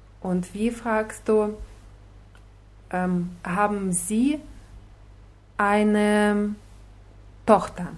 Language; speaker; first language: German; non-native, fluent; Russian